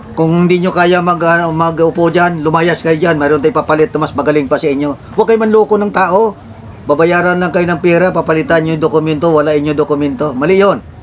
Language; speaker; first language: Filipino; non-native, local second language; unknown